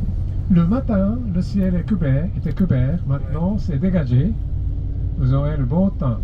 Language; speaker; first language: French; non-native, fluent; Japanese